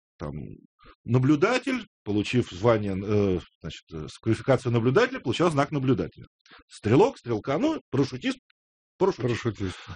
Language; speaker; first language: Russian; native; Russian